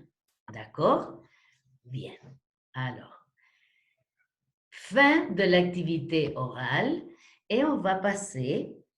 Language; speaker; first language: French; non-native, fluent; Spanish